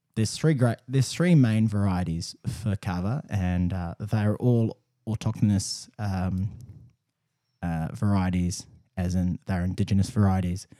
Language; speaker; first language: English; native; English